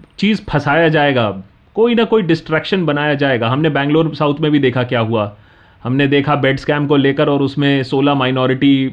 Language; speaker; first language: Hindi; native; Hindi